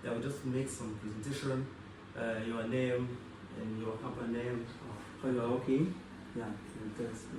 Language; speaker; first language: English; non-native, local second language; Kinyarwanda